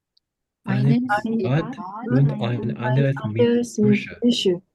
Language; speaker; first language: German; non-native, learner; Korean